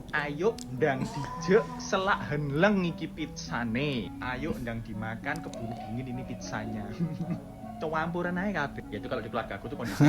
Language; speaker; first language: Indonesian; native; Indonesian